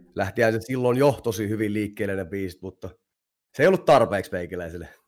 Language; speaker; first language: Finnish; native; Finnish